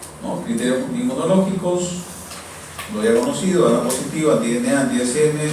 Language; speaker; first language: Spanish; native; Spanish